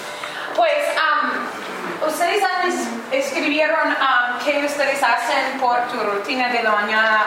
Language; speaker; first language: Spanish; non-native, learner; English